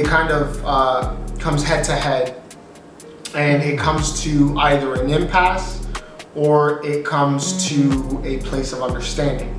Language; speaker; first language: English; native; English